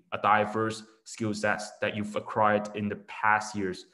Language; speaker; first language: English; non-native, local second language; Cantonese